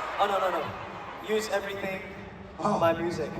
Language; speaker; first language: English; non-native, fluent; Chinese